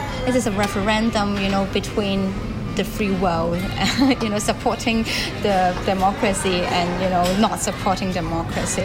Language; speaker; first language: English; non-native, local second language; Cantonese